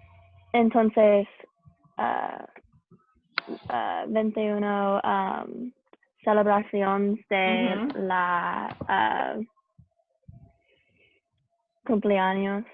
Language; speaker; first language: Spanish; non-native, learner; English